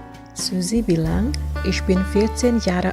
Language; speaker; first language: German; non-native, fluent; Indonesian